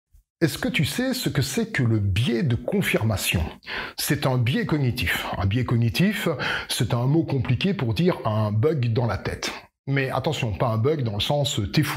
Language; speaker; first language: French; native; French